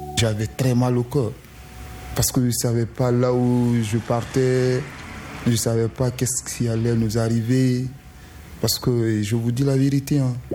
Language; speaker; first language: French; non-native, local second language; Susu